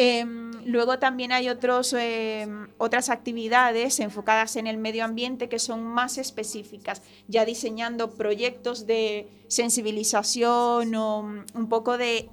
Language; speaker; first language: Spanish; native; Spanish